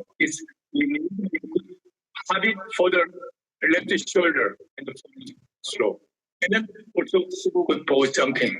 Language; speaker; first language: English; non-native, learner; Korean